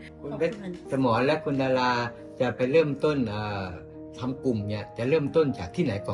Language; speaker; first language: Thai; native; Thai